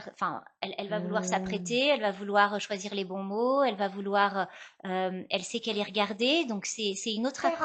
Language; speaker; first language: French; native; French